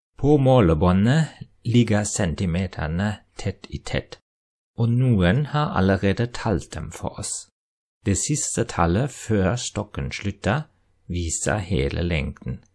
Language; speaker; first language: Norwegian; non-native, fluent; German